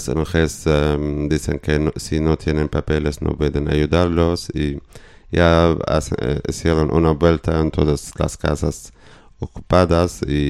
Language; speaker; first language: Spanish; non-native, learner; Arabic